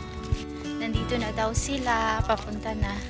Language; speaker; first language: Filipino; native; Filipino